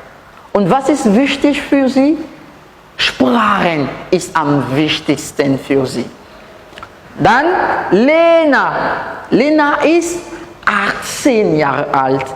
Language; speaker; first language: German; non-native, learner; French